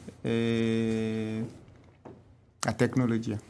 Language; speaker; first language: Italian; non-native, learner; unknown